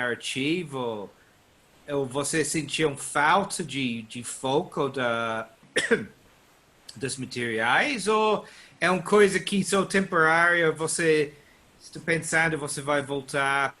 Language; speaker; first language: Portuguese; non-native, learner; English